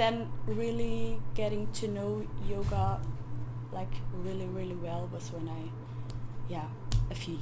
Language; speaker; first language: English; non-native, fluent; Swiss German